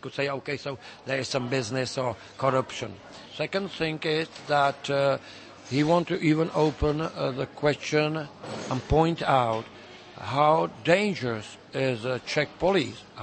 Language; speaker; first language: English; non-native, fluent; Czech